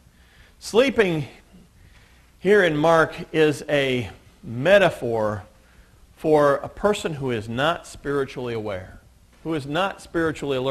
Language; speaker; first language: English; native; English